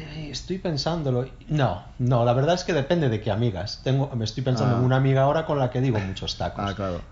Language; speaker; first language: Spanish; native; Spanish